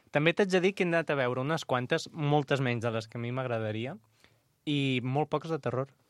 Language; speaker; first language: Catalan; non-native, local second language; Spanish